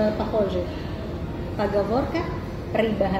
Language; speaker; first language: Russian; non-native, fluent; Indonesian